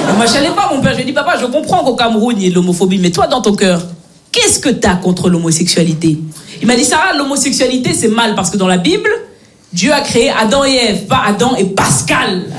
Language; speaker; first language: French; native; French